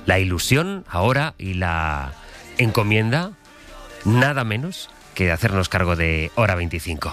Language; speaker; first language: Spanish; native; Spanish